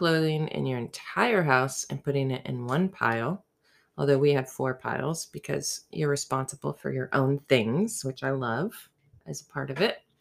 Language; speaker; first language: English; native; English